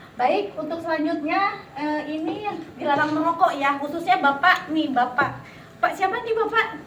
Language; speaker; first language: Indonesian; native; Indonesian